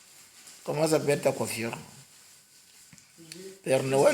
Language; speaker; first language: French; native; French